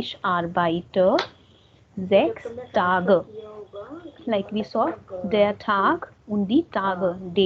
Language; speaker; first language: German; non-native, learner; Hindi